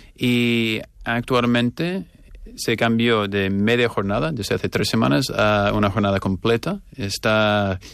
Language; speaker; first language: Spanish; non-native, fluent; English